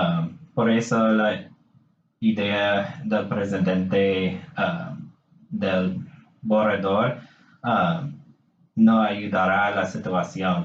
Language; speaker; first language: Spanish; non-native, learner; English